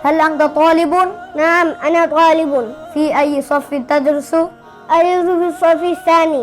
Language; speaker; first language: Arabic; non-native, learner; Bangla